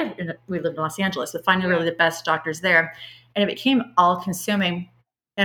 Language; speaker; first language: English; native; English